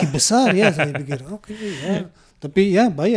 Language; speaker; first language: Indonesian; non-native, learner; German